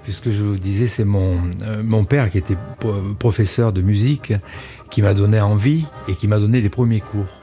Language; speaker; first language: French; native; French